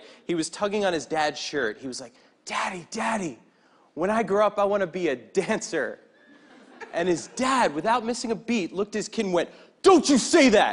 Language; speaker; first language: English; native; English